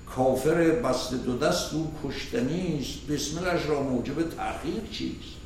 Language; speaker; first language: Persian; native; Persian